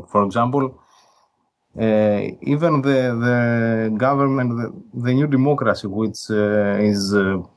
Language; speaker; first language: English; non-native, fluent; Greek